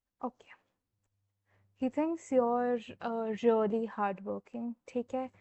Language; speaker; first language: English; non-native, local second language; Hindi